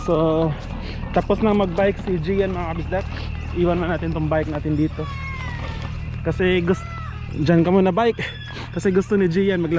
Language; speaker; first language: Filipino; non-native, local second language; Cebuano